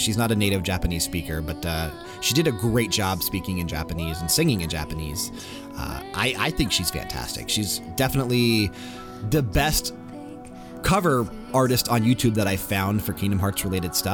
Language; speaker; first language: English; native; English